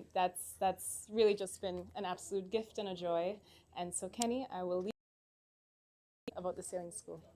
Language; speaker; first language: English; native; English